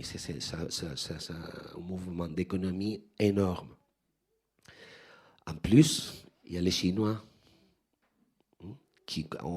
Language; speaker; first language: French; non-native, fluent; Spanish